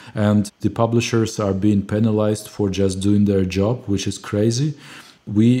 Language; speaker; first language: English; non-native, fluent; Ukrainian